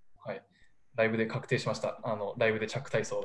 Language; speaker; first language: Japanese; native; Japanese